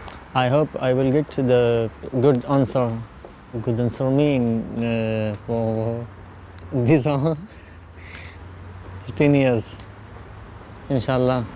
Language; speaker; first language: English; non-native, learner; Pashto